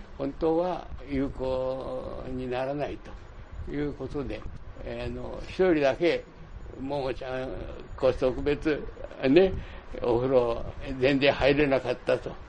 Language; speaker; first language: Japanese; native; Japanese